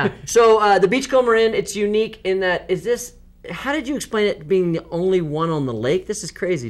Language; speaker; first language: English; native; English